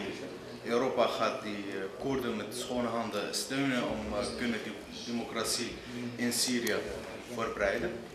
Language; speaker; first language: Dutch; non-native, learner; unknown